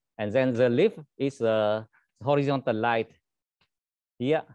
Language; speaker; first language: English; non-native, learner; Vietnamese